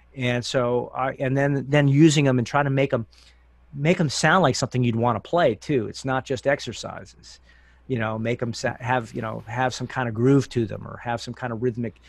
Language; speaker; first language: English; native; English